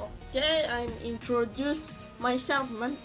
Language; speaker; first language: English; non-native, learner; Indonesian